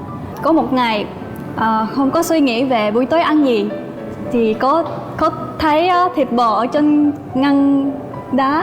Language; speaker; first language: Vietnamese; non-native, learner; Japanese